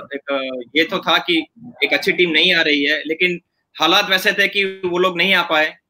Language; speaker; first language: Hindi; non-native, local second language; Gujarati